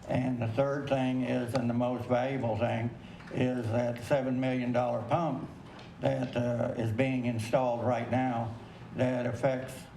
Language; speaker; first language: English; native; English